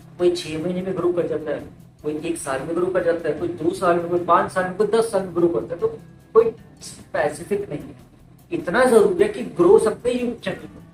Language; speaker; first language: Hindi; native; Hindi